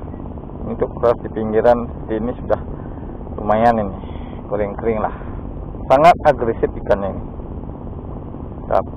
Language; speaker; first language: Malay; non-native, local second language; Balinese